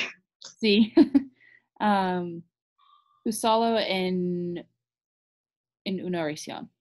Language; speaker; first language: Spanish; non-native, learner; English